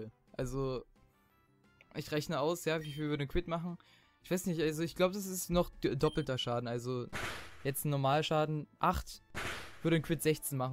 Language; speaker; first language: German; native; German